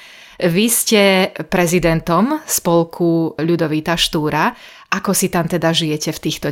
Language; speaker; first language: Slovak; native; Slovak